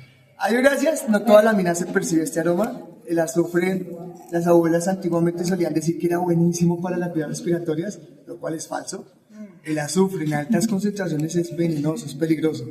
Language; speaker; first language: Spanish; native; Spanish